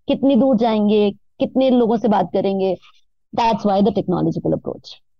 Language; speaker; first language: English; non-native, local second language; Hindi